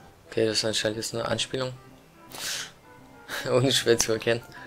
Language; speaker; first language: German; native; German